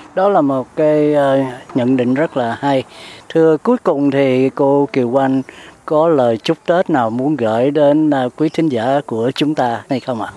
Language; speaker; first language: Vietnamese; native; Vietnamese